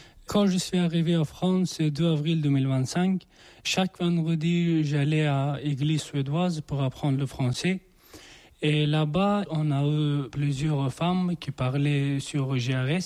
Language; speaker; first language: French; non-native, learner; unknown